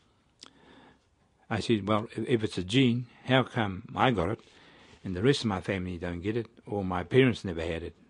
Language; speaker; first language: English; native; English